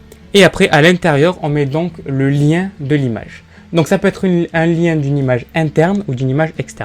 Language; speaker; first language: French; native; French